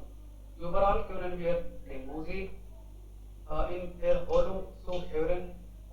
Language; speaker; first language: German; non-native, learner; Hindi